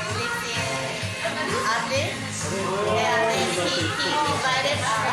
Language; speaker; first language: English; non-native, learner; Chinese